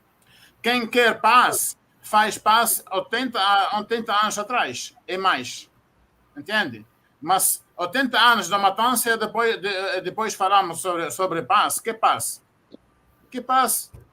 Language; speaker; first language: Portuguese; non-native, fluent; Arabic